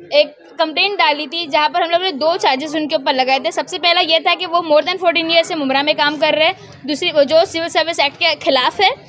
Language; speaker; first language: Hindi; native; Hindi